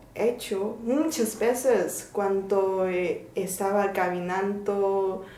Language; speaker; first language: Spanish; non-native, learner; Chinese